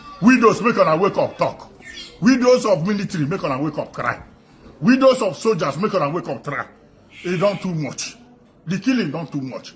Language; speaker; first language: Nigerian Pidgin; non-native, local second language; Igbo